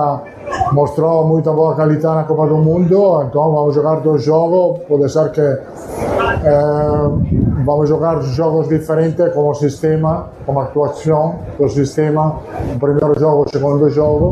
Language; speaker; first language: Portuguese; non-native, learner; Italian